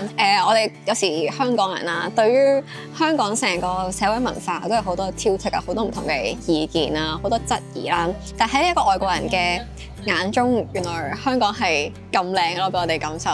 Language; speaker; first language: Cantonese; native; Cantonese